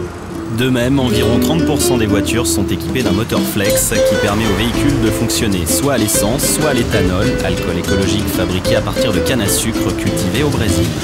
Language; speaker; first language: French; native; French